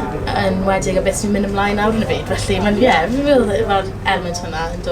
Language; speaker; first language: Welsh; non-native, local second language; English